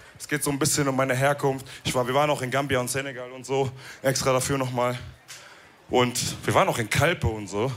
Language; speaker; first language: German; early bilingual, other home language; Wolof